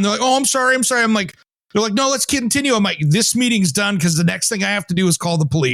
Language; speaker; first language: English; native; English